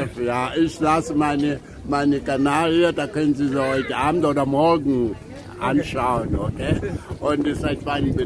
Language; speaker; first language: German; non-native, learner; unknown